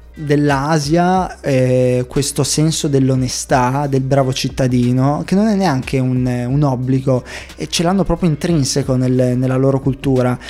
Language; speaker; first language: Italian; native; Italian